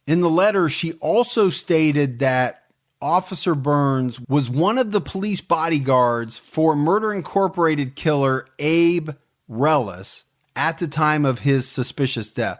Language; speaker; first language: English; native; English